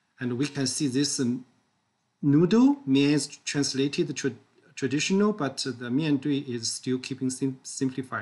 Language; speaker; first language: English; non-native, fluent; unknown